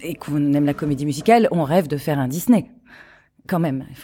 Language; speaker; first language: French; native; French